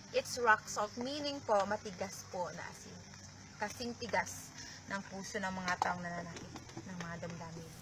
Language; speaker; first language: Filipino; non-native, local second language; Cebuano